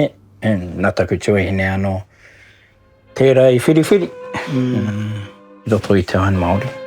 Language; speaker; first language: Māori; non-native, local second language; English